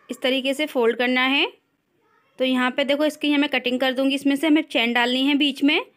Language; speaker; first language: Hindi; native; Hindi